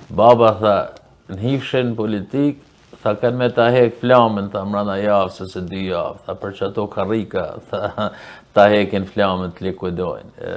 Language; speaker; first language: Albanian; early bilingual, heritage; Albanian